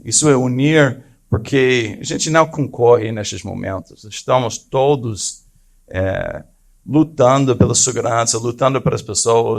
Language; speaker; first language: Portuguese; non-native, fluent; English